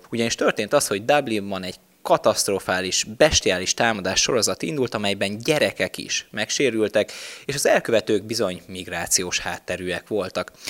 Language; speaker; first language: Hungarian; native; Hungarian